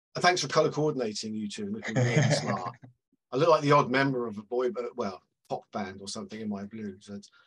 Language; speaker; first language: English; native; English